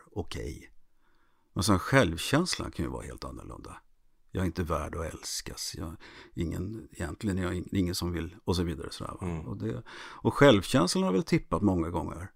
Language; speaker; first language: Swedish; native; Swedish